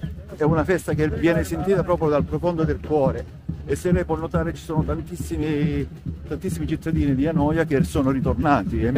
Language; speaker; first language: Italian; native; Italian